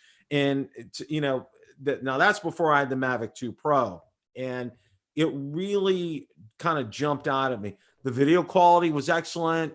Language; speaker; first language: English; native; English